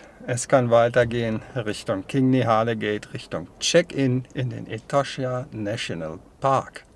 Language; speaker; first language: German; native; German